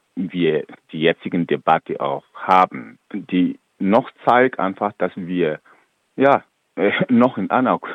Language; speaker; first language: German; non-native, fluent; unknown